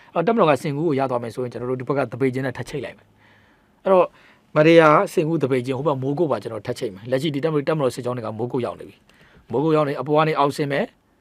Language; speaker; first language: Burmese; native; Burmese